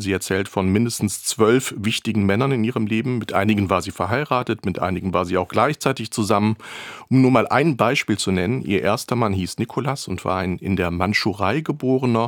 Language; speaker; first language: German; native; German